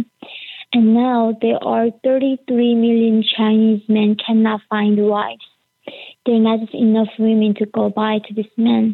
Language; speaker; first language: English; early bilingual, other home language; Korean